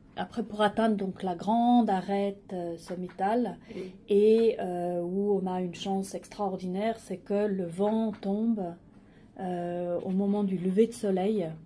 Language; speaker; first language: French; native; French